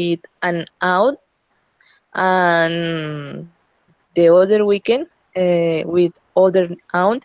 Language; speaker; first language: English; non-native, learner; Spanish